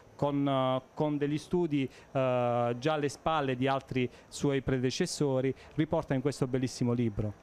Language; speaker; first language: Italian; native; Italian